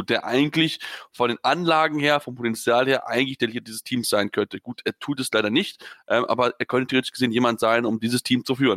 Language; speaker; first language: German; native; German